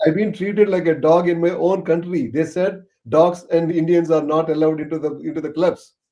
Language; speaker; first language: English; non-native, local second language; Telugu